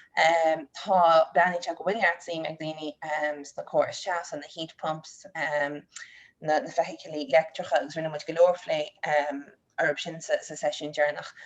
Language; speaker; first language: Irish; native; Irish